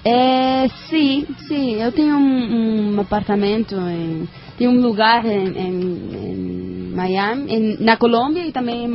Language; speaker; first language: Portuguese; non-native, learner; Spanish